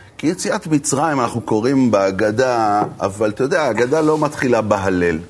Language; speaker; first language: Hebrew; native; Hebrew